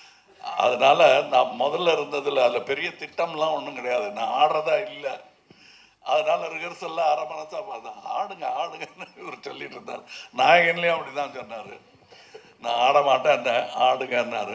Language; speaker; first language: Tamil; native; Tamil